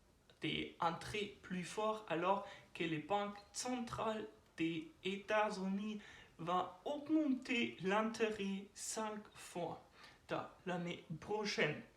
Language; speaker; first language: French; non-native, learner; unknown